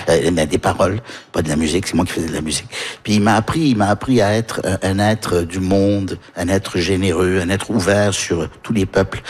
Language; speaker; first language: French; early bilingual, heritage; French